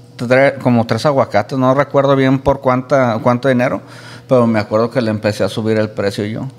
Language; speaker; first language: Spanish; native; Spanish